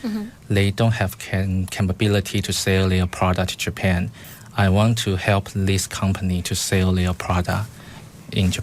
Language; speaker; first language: English; non-native, fluent; Chinese